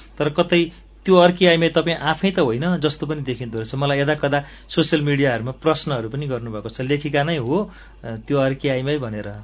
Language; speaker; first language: Nepali; native; Nepali